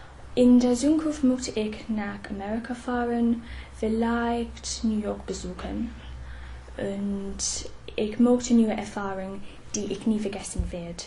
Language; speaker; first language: German; non-native, fluent; English